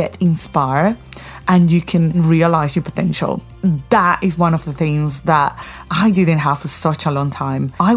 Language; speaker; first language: English; non-native, fluent; Spanish